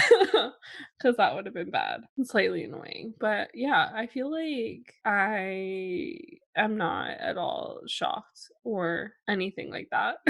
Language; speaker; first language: English; native; English